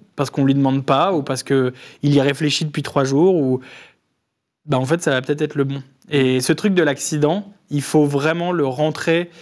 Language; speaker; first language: French; native; French